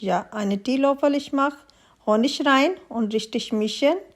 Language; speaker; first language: German; non-native, learner; Urdu